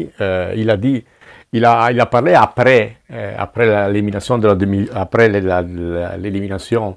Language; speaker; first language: French; non-native, fluent; Italian